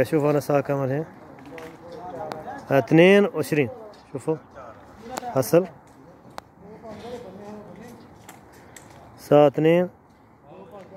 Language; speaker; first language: Arabic; non-native, learner; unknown